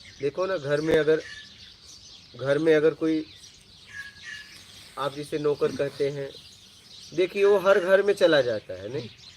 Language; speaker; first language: Hindi; native; Hindi